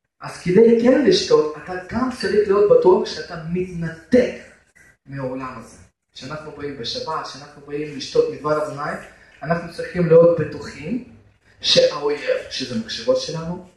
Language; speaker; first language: Hebrew; non-native, fluent; Russian